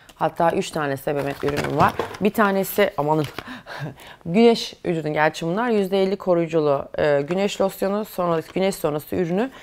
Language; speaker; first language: Turkish; native; Turkish